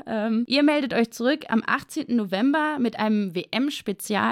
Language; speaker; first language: German; native; German